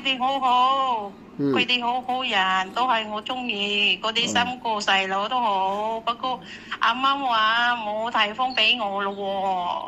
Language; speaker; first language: Cantonese; non-native, learner; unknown